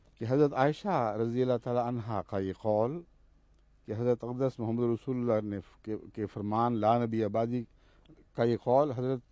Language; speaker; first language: Urdu; native; Urdu